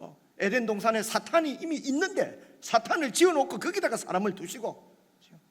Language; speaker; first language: Korean; native; Korean